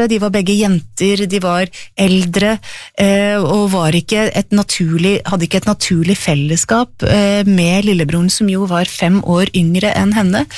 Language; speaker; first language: Norwegian; native; Norwegian